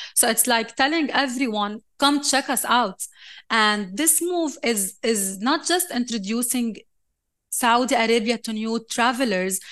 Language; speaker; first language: English; non-native, fluent; Arabic